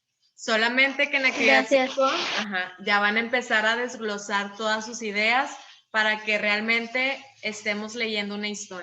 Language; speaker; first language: Spanish; native; Spanish